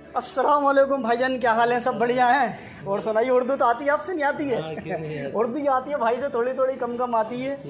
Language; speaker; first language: Hindi; native; Hindi